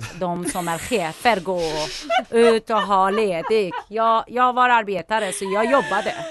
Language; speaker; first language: Swedish; non-native, fluent; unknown